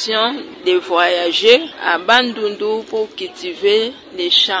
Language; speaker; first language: French; non-native, learner; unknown